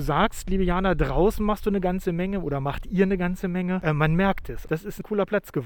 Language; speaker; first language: German; native; German